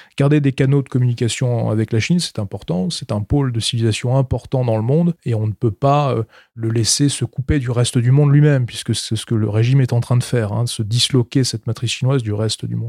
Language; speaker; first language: French; native; French